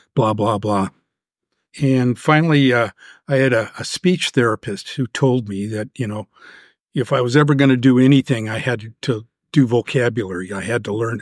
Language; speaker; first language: English; native; English